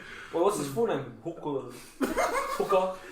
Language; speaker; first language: English; native; English